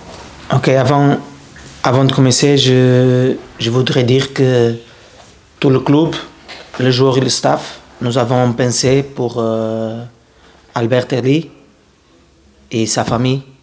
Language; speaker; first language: French; non-native, learner; Portuguese